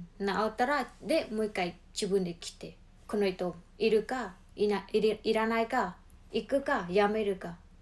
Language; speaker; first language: Japanese; non-native, learner; Mongolian